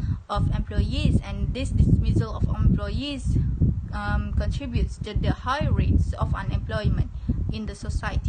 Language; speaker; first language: English; non-native, local second language; Malay